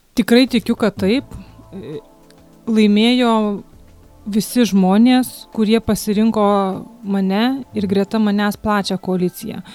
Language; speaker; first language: Lithuanian; native; Lithuanian